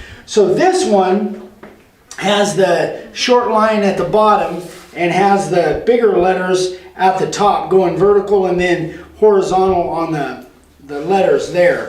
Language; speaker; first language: English; native; English